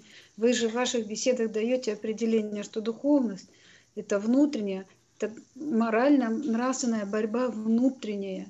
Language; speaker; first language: Russian; native; Russian